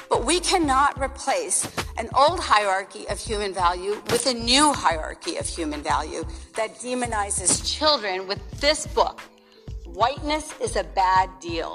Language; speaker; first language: English; early bilingual, other home language; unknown